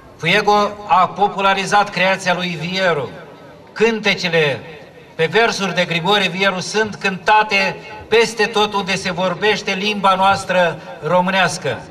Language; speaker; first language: Romanian; native; Romanian